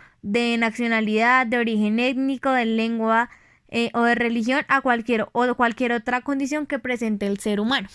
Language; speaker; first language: Spanish; native; Spanish